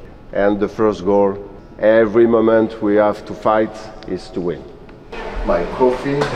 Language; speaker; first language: English; non-native, fluent; French